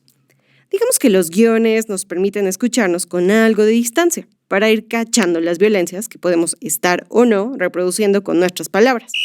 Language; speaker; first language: Spanish; native; Spanish